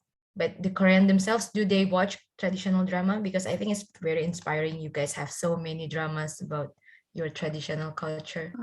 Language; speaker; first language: English; non-native, fluent; Indonesian